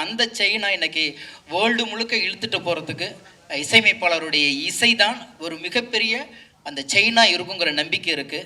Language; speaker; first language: Tamil; native; Tamil